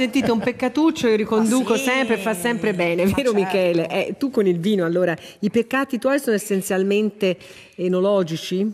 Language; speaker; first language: Italian; native; Italian